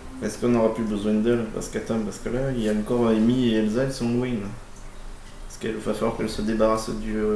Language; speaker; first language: French; native; French